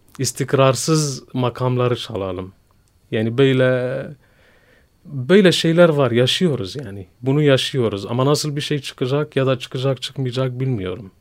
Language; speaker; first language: Turkish; non-native, fluent; Kurdish